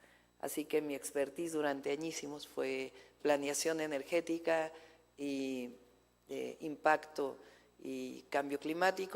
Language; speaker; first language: Spanish; native; Spanish